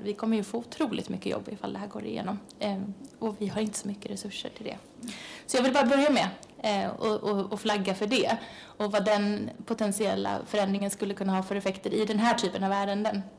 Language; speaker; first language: Swedish; native; Swedish